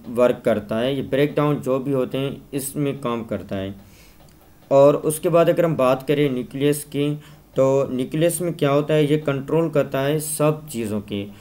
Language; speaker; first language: Urdu; non-native, local second language; Sindhi